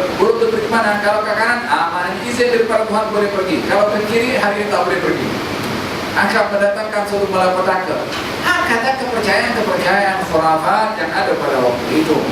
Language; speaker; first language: Malay; native; Malay